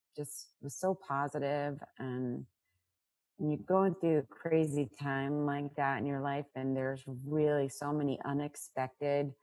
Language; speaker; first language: English; native; English